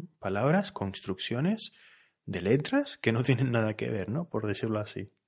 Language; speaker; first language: Spanish; native; Spanish